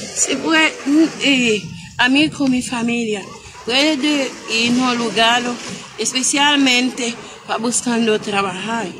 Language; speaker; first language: Spanish; non-native, learner; Haitian Creole